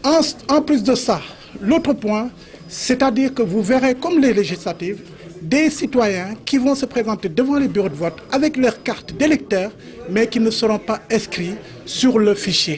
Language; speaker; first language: French; non-native, local second language; Wolof